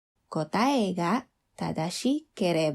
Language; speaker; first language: Japanese; non-native, fluent; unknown